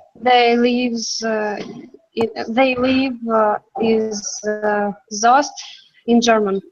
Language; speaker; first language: English; non-native, learner; Russian